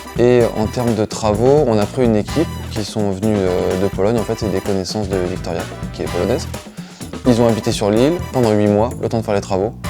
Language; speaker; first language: French; native; French